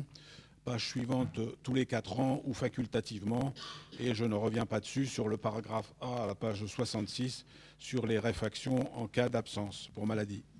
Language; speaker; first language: French; native; French